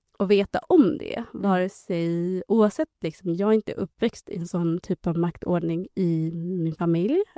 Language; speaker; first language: Swedish; early bilingual, other home language; Somali